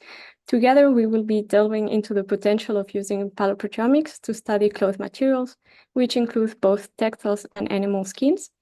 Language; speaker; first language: English; non-native, fluent; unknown